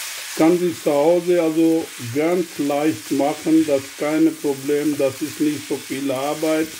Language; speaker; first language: German; non-native, learner; Urdu